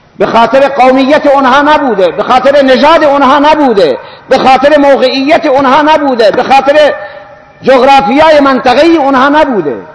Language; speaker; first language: Persian; non-native, local second language; Baluchi